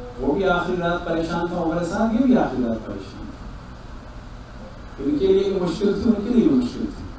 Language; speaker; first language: Urdu; native; Urdu